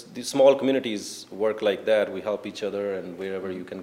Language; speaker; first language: English; non-native, local second language; Punjabi